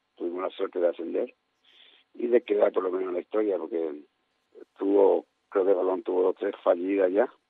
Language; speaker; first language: Spanish; native; Spanish